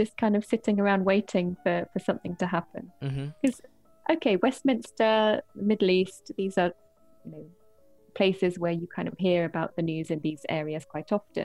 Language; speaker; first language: English; native; English